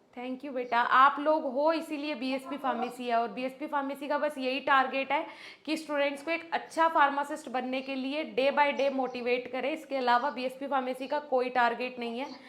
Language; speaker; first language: Hindi; native; Hindi